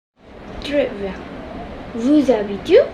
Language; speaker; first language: French; non-native, learner; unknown